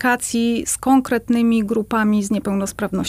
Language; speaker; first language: Polish; native; Polish